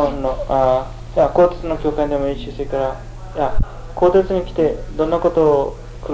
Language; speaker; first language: Japanese; early bilingual, heritage; Japanese